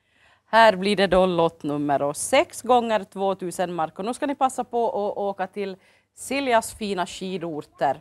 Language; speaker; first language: Swedish; native; Swedish